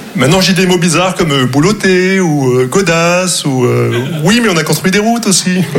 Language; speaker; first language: French; non-native, local second language; Arabic